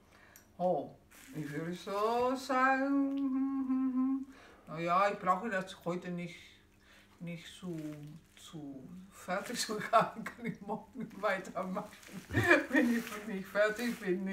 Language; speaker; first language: German; non-native, fluent; Spanish